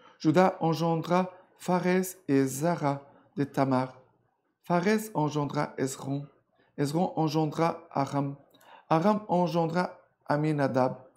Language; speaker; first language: French; non-native, fluent; Portuguese